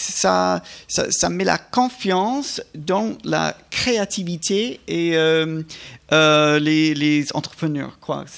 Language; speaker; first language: French; non-native, fluent; English